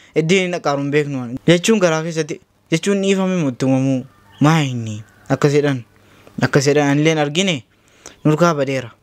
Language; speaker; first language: Oromo; native; Oromo